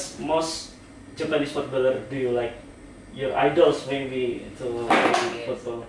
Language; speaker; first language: English; non-native, learner; Indonesian